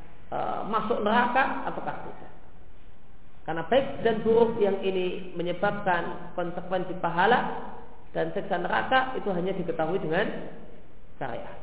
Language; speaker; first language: Indonesian; native; Indonesian